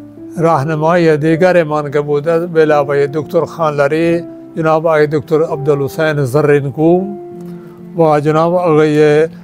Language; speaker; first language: Persian; non-native, fluent; Punjabi